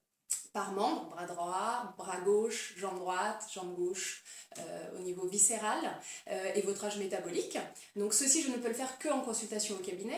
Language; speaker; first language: French; native; French